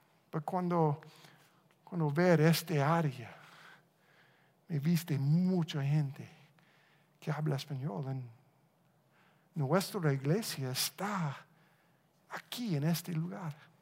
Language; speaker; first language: Spanish; non-native, learner; English